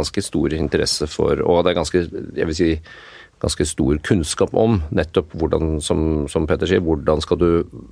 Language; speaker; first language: Norwegian; native; Norwegian